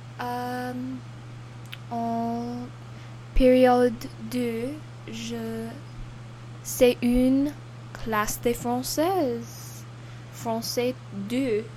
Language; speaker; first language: French; non-native, learner; English